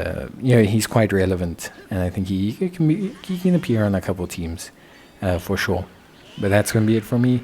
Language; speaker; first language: English; native; English